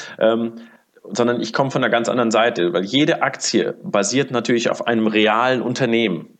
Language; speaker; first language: German; early bilingual, other home language; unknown